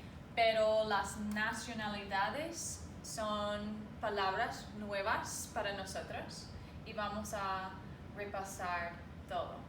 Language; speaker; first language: Spanish; non-native, fluent; English